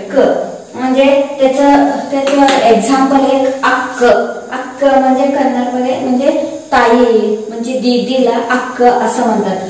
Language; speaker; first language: Marathi; non-native, local second language; Kannada